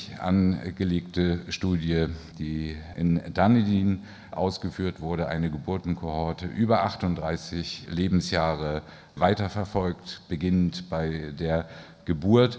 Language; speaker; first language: German; native; German